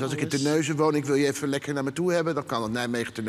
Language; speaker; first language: Dutch; native; Dutch